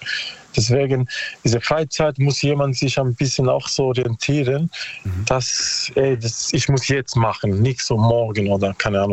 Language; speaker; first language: German; non-native, learner; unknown